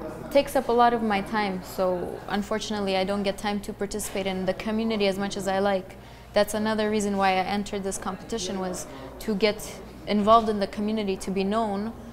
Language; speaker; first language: English; early bilingual, other home language; Central Kurdish